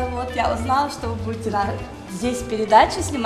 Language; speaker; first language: Russian; native; Russian